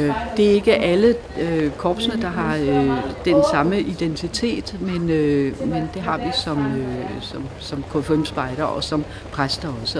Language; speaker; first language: Danish; native; Danish